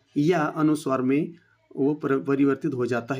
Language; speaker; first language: Hindi; non-native, local second language; Marathi